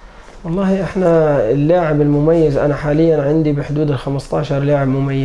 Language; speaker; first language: Arabic; native; Arabic